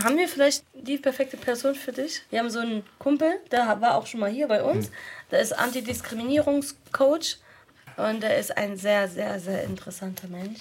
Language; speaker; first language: German; early bilingual, heritage; German